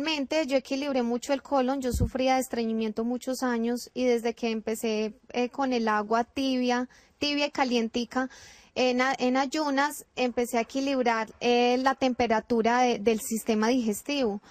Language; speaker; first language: Spanish; native; Spanish